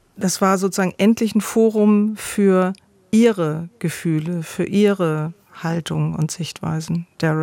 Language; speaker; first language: German; native; German